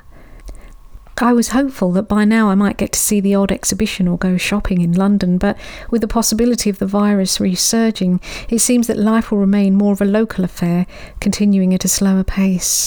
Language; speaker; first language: English; native; English